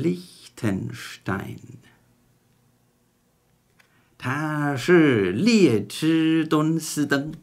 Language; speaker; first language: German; non-native, fluent; Chinese